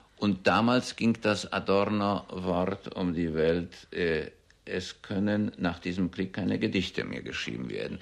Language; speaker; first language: German; early bilingual, heritage; German